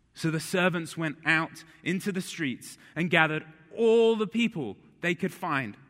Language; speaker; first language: English; native; English